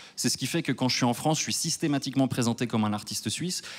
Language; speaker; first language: French; native; French